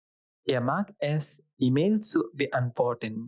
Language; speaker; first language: German; non-native, fluent; Bangla